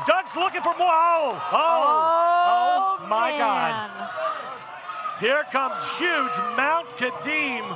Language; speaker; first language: English; native; English